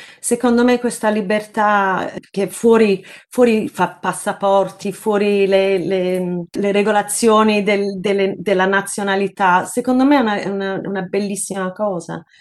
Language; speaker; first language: Italian; early bilingual, heritage; Italian